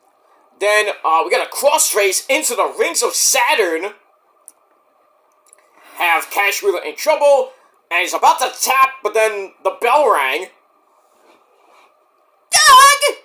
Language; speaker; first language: English; native; English